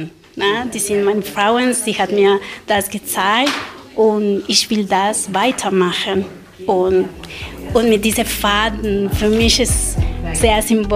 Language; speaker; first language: German; non-native, learner; Spanish